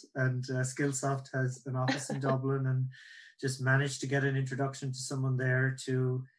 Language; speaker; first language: English; native; English